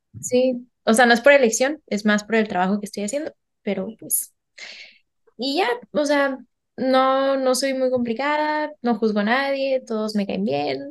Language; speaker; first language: Spanish; native; Spanish